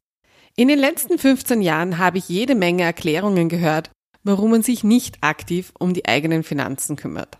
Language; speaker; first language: German; native; German